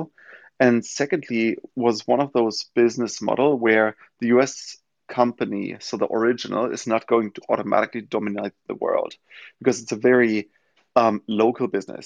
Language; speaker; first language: English; non-native, fluent; German